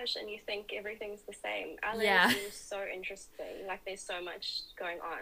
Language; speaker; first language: English; native; English